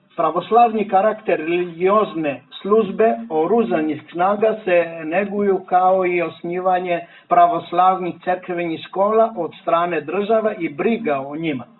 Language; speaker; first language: Serbian; non-native, fluent; Greek